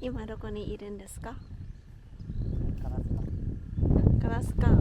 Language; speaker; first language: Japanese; non-native, learner; Thai